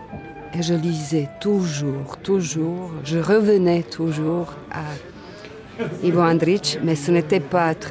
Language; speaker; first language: French; non-native, fluent; Bosnian